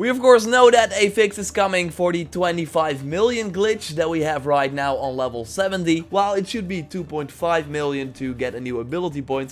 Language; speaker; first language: English; non-native, fluent; Dutch